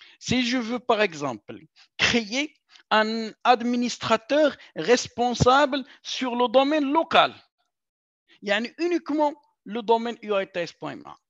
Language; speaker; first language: French; non-native, local second language; Arabic